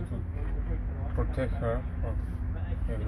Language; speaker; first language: English; non-native, learner; Romanian